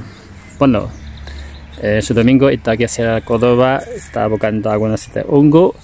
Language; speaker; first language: Spanish; non-native, learner; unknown